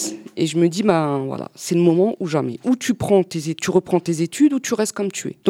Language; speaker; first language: French; native; French